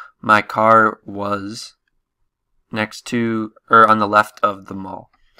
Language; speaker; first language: English; native; English